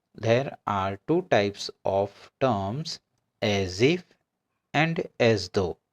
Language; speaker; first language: English; non-native, local second language; Gujarati